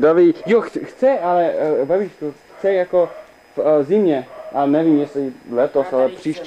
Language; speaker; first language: Czech; early bilingual, heritage; Czech